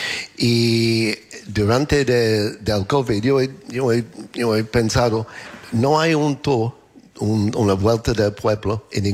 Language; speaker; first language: Spanish; non-native, learner; English